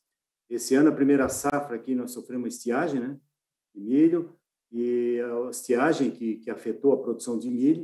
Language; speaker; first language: Portuguese; native; Portuguese